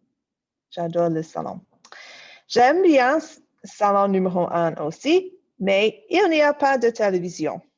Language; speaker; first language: French; non-native, fluent; English